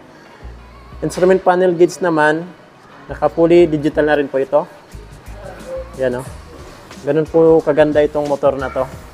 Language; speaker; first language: Filipino; native; Filipino